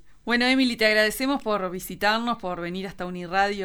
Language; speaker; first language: Spanish; native; Spanish